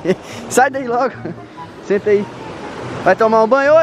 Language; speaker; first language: Portuguese; native; Portuguese